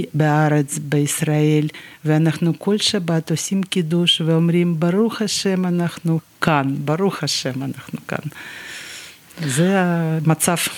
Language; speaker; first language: Hebrew; non-native, fluent; Russian